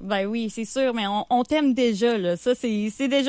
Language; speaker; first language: French; native; French